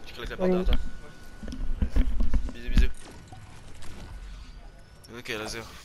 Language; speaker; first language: French; native; French